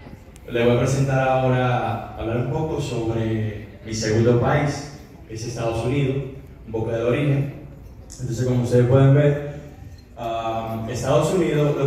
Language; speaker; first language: Spanish; early bilingual, heritage; Spanish